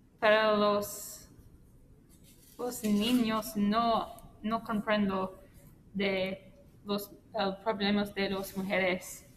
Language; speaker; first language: Spanish; non-native, learner; English